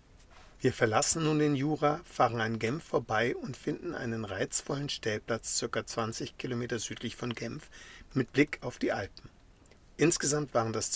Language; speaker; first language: German; native; German